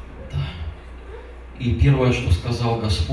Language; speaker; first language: Russian; native; Russian